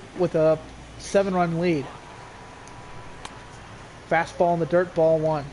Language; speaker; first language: English; native; English